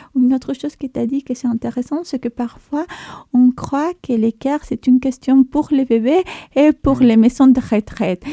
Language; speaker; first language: French; non-native, fluent; Spanish